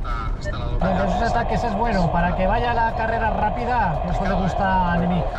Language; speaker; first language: Spanish; native; Spanish